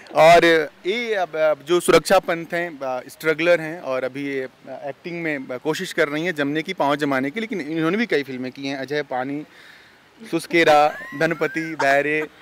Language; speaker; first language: Hindi; native; Hindi